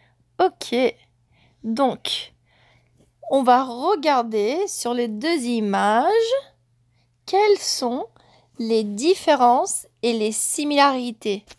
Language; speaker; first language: French; non-native, fluent; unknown